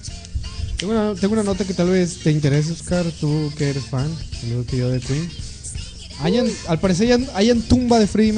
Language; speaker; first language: Spanish; native; Spanish